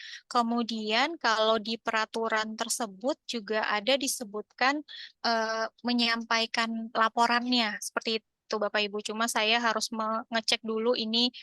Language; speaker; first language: Indonesian; native; Indonesian